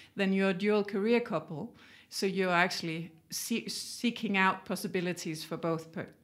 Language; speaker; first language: English; non-native, fluent; Danish